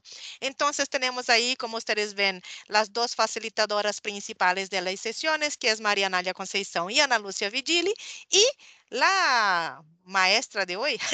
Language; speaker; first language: Spanish; non-native, fluent; Portuguese